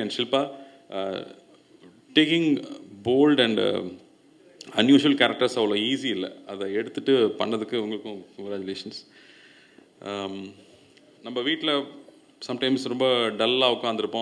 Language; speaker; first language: Tamil; native; Tamil